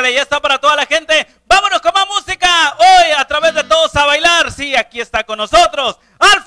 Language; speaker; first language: Spanish; native; Spanish